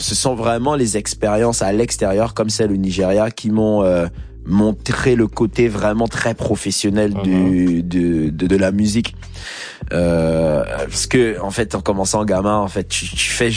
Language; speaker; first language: French; native; French